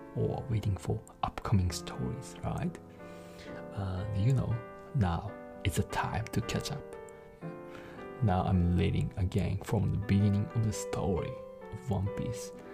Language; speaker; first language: English; non-native, fluent; Japanese